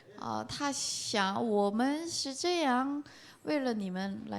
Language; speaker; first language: Chinese; non-native, fluent; Korean